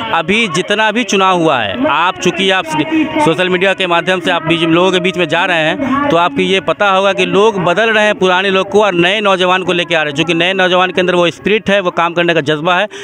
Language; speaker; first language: Hindi; native; Hindi